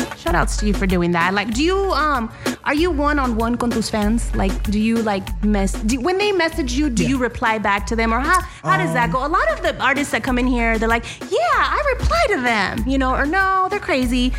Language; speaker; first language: English; early bilingual, other home language; Spanish